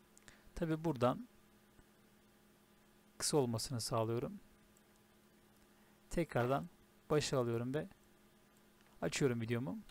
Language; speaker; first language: Turkish; native; Turkish